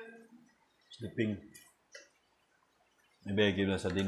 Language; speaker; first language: English; non-native, learner; Cebuano